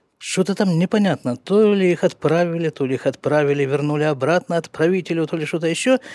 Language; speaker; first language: Russian; native; Russian